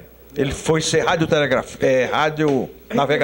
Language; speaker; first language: Portuguese; native; Portuguese